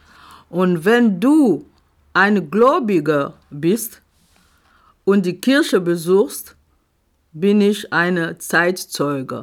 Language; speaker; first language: German; non-native, fluent; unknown